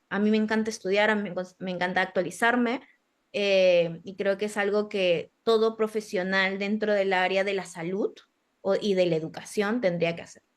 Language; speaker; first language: Spanish; native; Spanish